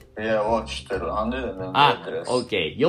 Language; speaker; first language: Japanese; non-native, learner; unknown